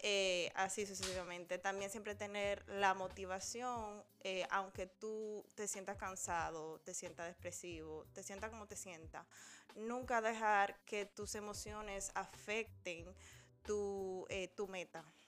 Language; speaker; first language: Spanish; early bilingual, heritage; Spanish